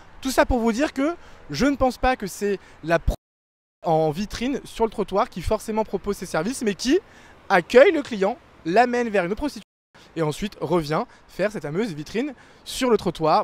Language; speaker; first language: French; native; French